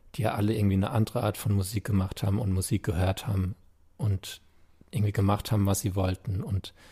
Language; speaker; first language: German; native; German